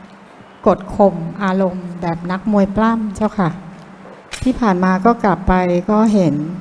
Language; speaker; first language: Thai; native; Thai